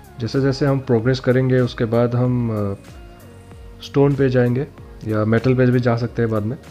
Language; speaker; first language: Hindi; non-native, local second language; Assamese